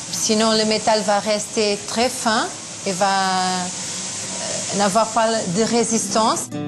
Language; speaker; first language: French; non-native, fluent; Portuguese